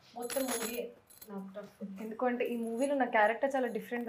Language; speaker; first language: Telugu; non-native, learner; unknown